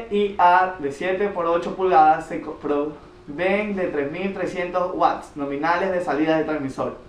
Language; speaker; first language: Spanish; native; Spanish